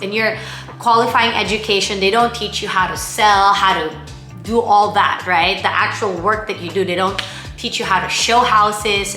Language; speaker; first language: English; non-native, local second language; Filipino